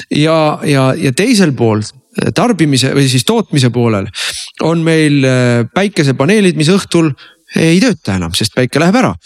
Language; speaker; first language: Estonian; native; Estonian